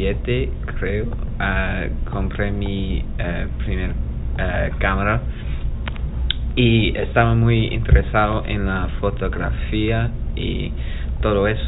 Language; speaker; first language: Spanish; non-native, learner; English